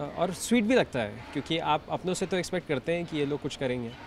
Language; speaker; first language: Hindi; native; Hindi